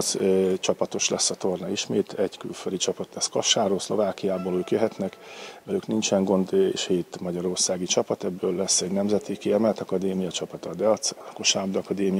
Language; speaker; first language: Hungarian; native; Hungarian